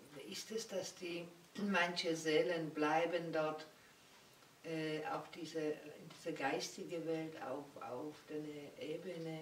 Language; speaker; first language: German; non-native, learner; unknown